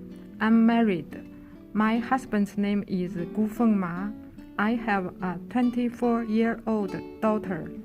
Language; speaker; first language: English; non-native, learner; Chinese